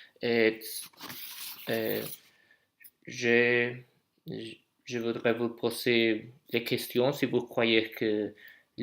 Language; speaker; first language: French; non-native, learner; English